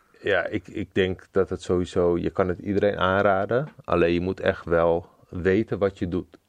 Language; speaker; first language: Dutch; native; Dutch